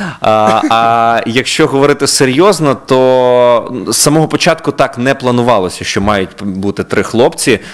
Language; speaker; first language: Ukrainian; native; Ukrainian